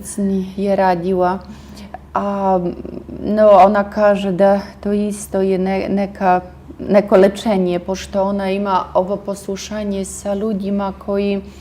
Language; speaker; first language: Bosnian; non-native, fluent; Russian